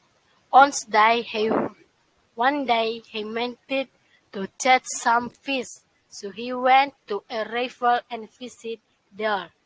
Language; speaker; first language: English; non-native, learner; Indonesian